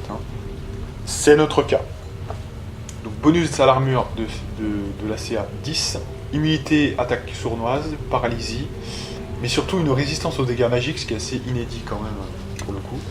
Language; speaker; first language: French; native; French